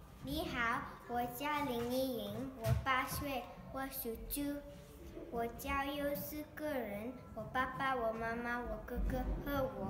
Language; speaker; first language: Chinese; early bilingual, heritage; Chinese